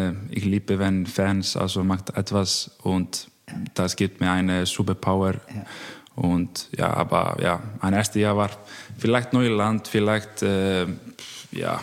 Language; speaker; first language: German; non-native, learner; Icelandic